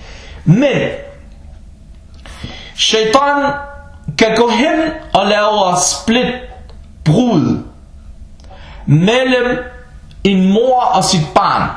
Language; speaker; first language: Danish; non-native, fluent; Arabic